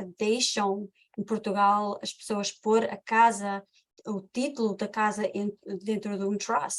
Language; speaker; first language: Portuguese; early bilingual, heritage; Portuguese